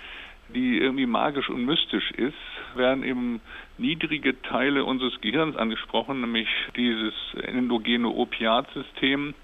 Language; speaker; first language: German; native; German